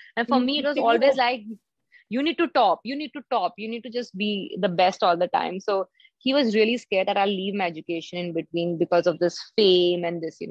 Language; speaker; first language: English; non-native, local second language; Hindi